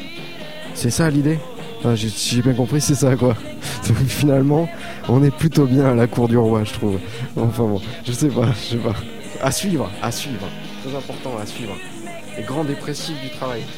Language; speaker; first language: French; native; French